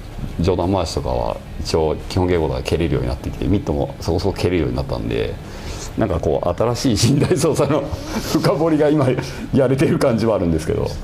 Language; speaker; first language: Japanese; native; Japanese